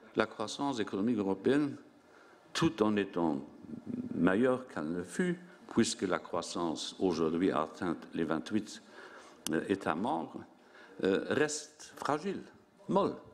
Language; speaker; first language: French; non-native, local second language; Luxembourgish